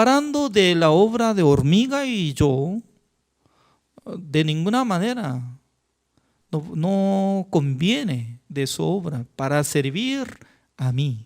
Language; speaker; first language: Spanish; non-native, fluent; Korean